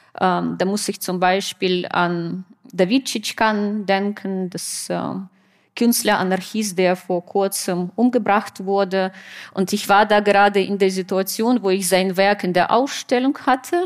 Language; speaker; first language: German; non-native, fluent; Russian